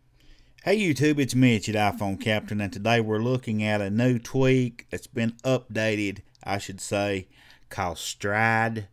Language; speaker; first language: English; native; English